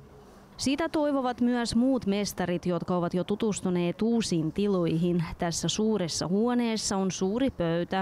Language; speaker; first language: Finnish; non-native, local second language; Russian